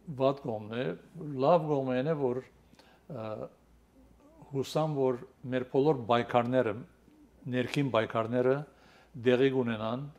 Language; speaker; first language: Armenian; early bilingual, heritage; Armenian